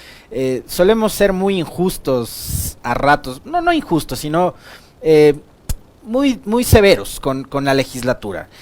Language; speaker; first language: Spanish; native; Spanish